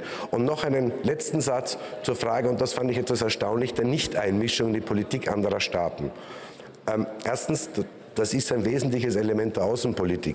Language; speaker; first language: German; native; German